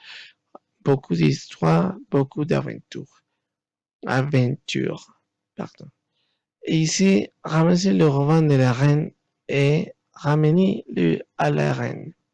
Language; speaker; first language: French; non-native, learner; Spanish